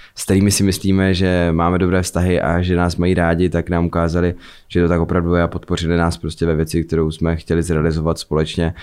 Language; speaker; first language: Czech; native; Czech